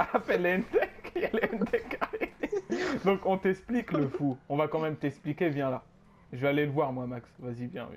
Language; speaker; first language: French; native; French